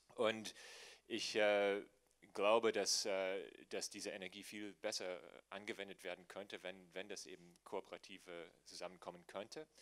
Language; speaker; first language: German; non-native, fluent; English